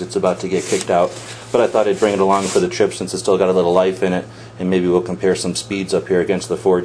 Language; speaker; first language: English; native; English